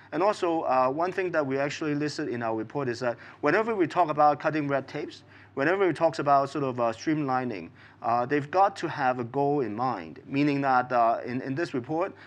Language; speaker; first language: English; non-native, local second language; Cantonese